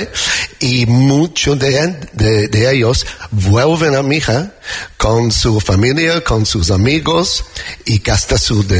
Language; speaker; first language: Spanish; non-native, learner; English